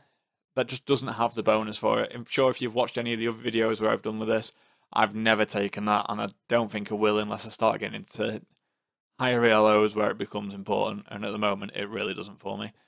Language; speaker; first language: English; native; English